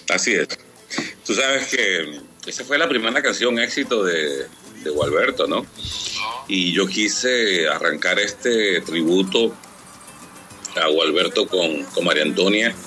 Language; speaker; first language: Spanish; native; Spanish